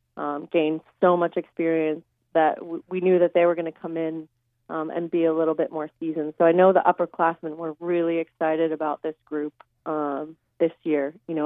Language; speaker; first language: English; native; English